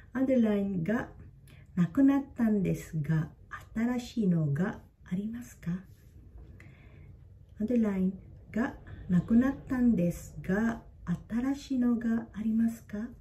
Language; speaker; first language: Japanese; non-native, fluent; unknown